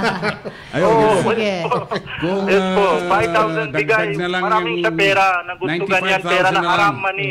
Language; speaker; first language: Filipino; non-native, learner; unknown